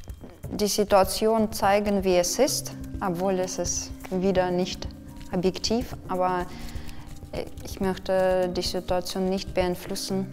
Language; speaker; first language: German; non-native, fluent; Russian